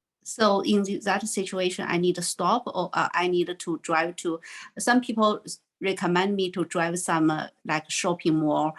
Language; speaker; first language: English; non-native, learner; Chinese